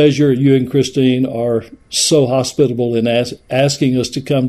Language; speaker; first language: English; native; English